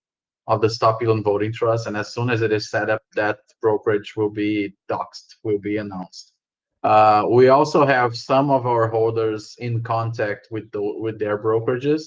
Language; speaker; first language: English; non-native, fluent; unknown